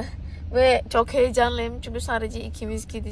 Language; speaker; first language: Turkish; non-native, learner; Indonesian